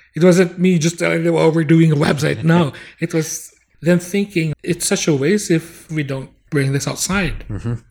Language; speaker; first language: English; non-native, local second language; Bikol